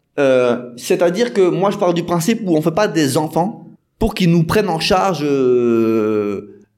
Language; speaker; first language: French; native; French